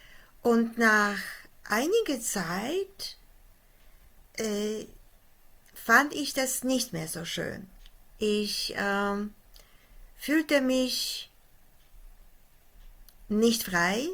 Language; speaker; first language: German; non-native, fluent; Polish